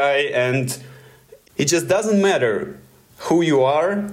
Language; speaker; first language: English; non-native, learner; Russian